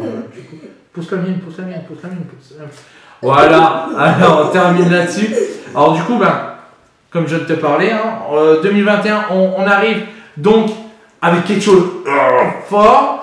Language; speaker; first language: French; native; French